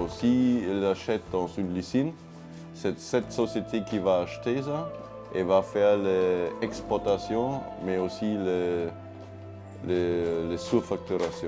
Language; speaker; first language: French; non-native, learner; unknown